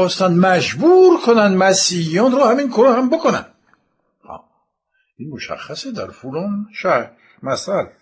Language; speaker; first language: Persian; non-native, fluent; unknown